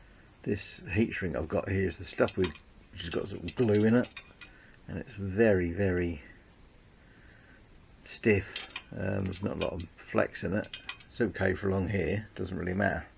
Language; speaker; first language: English; native; English